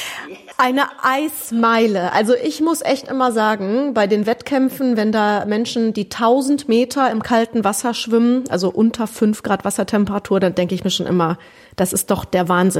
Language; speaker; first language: German; native; German